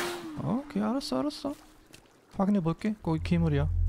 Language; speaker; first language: Korean; non-native, learner; German